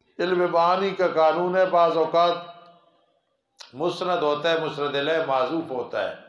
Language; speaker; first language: Urdu; non-native, local second language; Punjabi